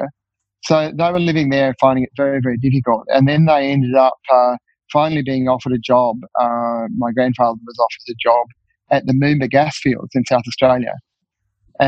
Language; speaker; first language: English; native; English